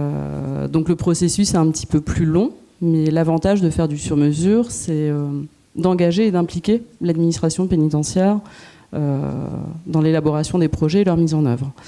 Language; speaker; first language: French; native; French